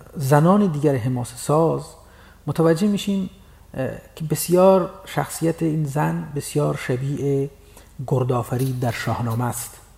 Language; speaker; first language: Persian; non-native, local second language; Baluchi